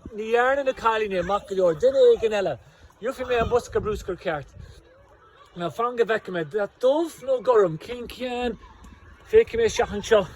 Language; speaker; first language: Irish; native; Irish